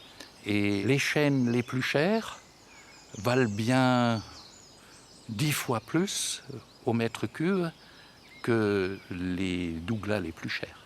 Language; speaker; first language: French; native; French